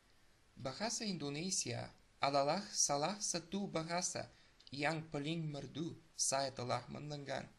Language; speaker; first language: Indonesian; non-native, learner; Bulgarian